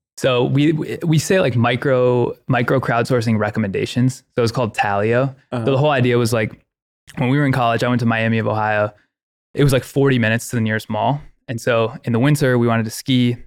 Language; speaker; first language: English; native; English